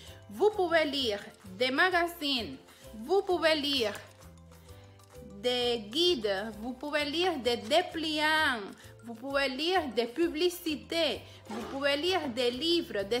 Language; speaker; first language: French; non-native, fluent; Spanish